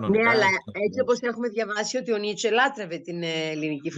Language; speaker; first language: Greek; native; Greek